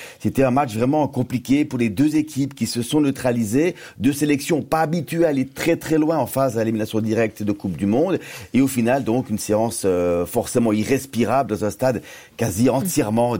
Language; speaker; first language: French; native; French